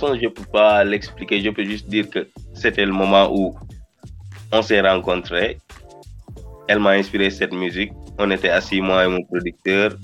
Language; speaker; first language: French; non-native, local second language; Wolof